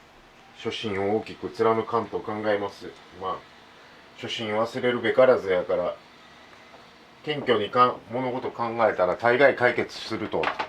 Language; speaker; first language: Japanese; native; Japanese